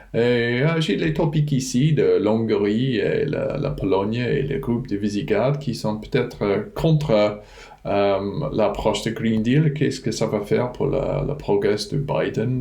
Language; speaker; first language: French; non-native, fluent; English